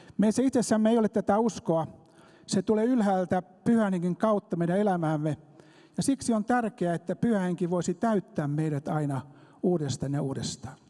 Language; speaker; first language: Finnish; native; Finnish